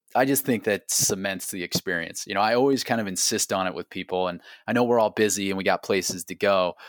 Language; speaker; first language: English; native; English